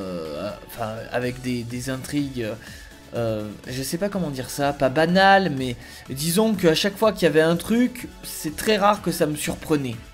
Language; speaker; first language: French; native; French